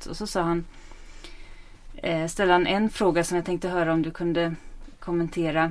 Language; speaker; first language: Swedish; native; Swedish